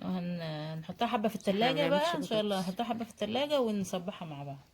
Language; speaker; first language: Arabic; native; Arabic